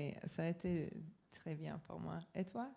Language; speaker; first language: French; non-native, learner; English